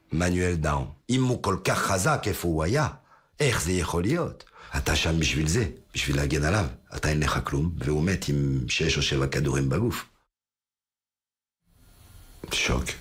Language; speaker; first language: Hebrew; non-native, fluent; French